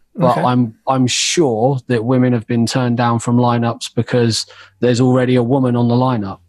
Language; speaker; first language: English; native; English